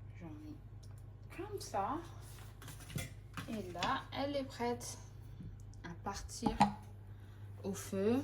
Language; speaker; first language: French; non-native, local second language; Malagasy